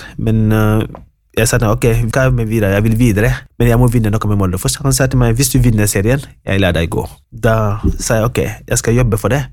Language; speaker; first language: Norwegian; non-native, fluent; Wolof